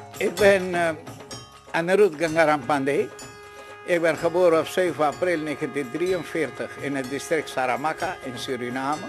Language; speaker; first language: Dutch; non-native, local second language; Caribbean Hindustani